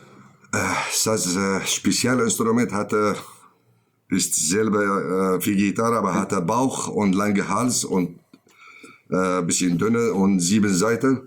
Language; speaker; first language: German; non-native, learner; Kurdish